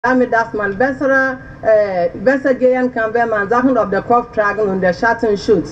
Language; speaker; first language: German; non-native, learner; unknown